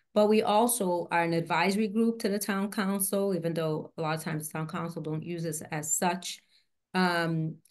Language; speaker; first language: English; native; English